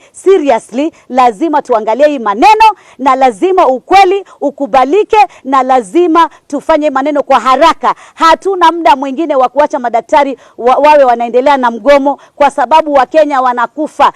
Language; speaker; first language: Swahili; native; Swahili